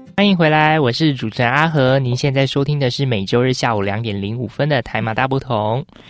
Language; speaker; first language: Chinese; native; Chinese